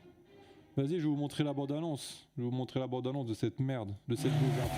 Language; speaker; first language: French; native; French